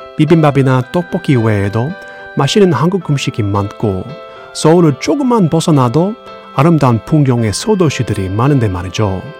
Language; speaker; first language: Korean; non-native, fluent; English